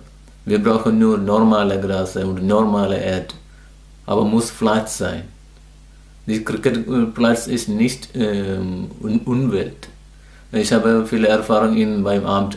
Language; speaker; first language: German; non-native, learner; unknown